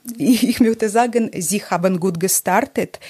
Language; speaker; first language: German; non-native, learner; Ukrainian